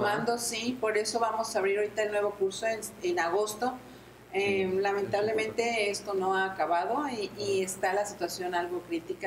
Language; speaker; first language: Spanish; native; Spanish